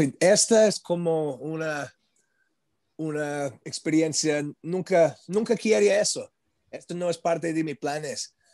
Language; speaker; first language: Spanish; non-native, learner; English